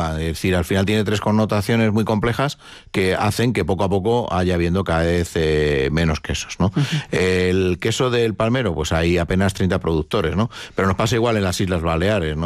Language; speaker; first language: Spanish; native; Spanish